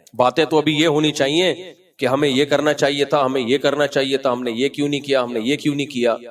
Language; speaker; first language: Urdu; native; Urdu